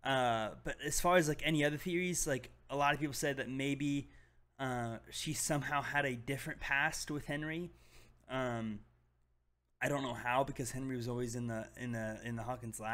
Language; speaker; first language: English; native; English